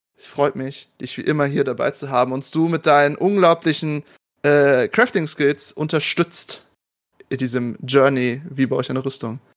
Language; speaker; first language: German; native; German